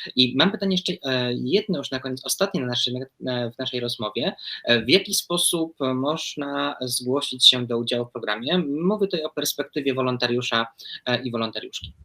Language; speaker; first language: Polish; native; Polish